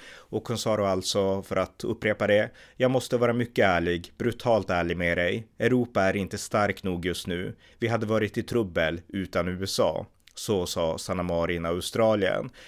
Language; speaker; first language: Swedish; native; Swedish